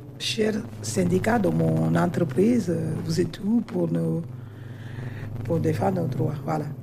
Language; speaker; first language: French; non-native, learner; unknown